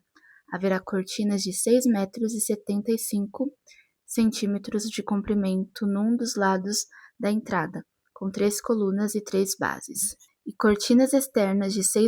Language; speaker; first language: Portuguese; native; Portuguese